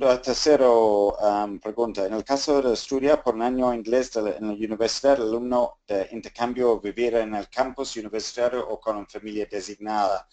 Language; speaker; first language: Spanish; non-native, fluent; English